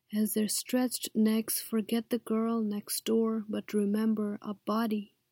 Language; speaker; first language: English; non-native, local second language; Nepali